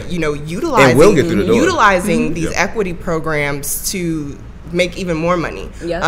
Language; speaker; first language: English; native; English